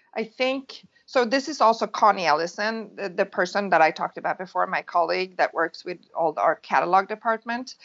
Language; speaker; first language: English; non-native, fluent; Swedish